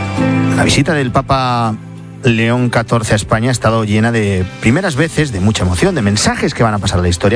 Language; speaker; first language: Spanish; native; Spanish